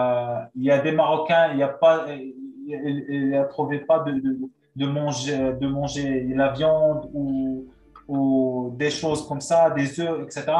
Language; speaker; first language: French; non-native, local second language; Arabic